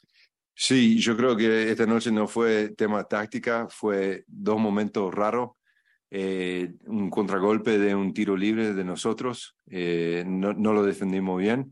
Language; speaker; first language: Spanish; non-native, fluent; English